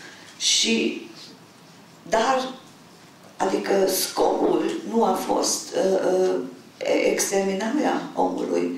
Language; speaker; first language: Romanian; non-native, local second language; German